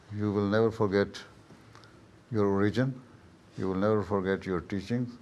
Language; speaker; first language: English; non-native, local second language; Urdu